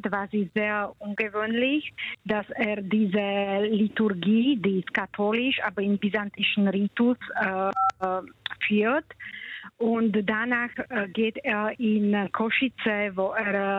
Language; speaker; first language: German; non-native, fluent; Slovak